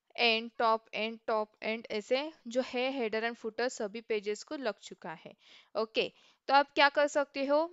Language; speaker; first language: Hindi; non-native, local second language; Marathi